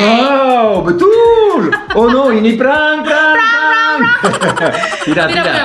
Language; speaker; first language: Indonesian; non-native, learner; French